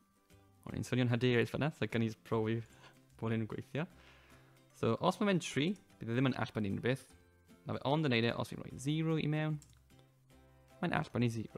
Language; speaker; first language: Welsh; native; Welsh